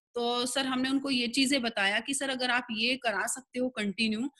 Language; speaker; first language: Hindi; native; Hindi